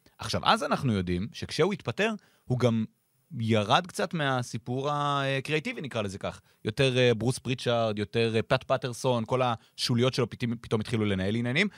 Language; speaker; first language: Hebrew; native; Hebrew